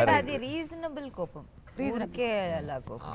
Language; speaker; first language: Telugu; non-native, learner; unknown